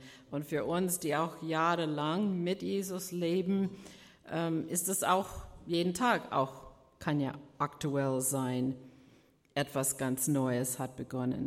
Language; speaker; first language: German; non-native, fluent; English